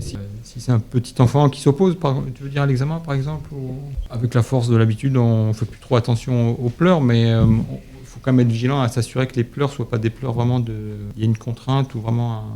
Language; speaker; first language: French; native; French